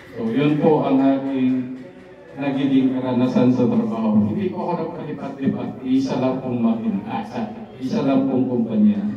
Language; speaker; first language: Filipino; non-native, local second language; Cebuano